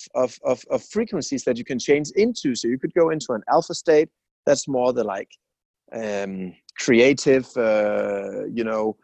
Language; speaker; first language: English; non-native, fluent; Danish